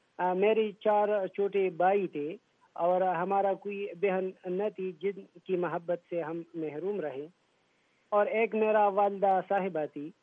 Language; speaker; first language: Urdu; non-native, local second language; Pashto